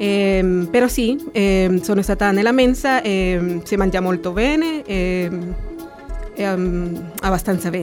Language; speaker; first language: Italian; non-native, fluent; Spanish